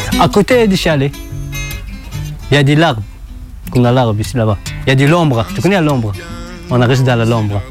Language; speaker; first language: French; non-native, learner; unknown